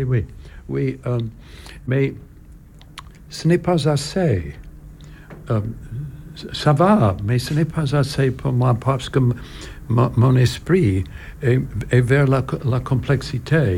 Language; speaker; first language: French; non-native, learner; English